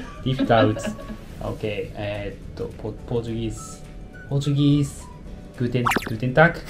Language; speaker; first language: English; non-native, learner; Japanese